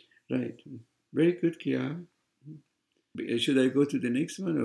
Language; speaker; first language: English; non-native, fluent; Persian